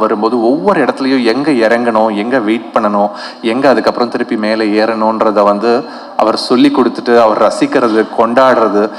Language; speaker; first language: Tamil; native; Tamil